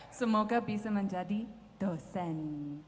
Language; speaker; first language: Indonesian; non-native, fluent; English